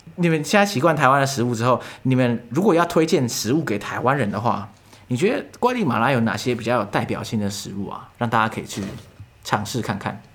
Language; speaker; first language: Chinese; native; Chinese